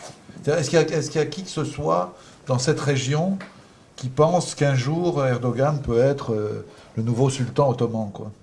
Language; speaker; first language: French; native; French